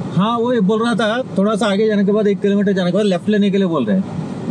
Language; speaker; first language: Hindi; non-native, local second language; Telugu